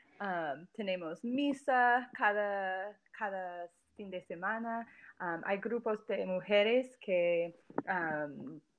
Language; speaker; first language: Spanish; non-native, fluent; English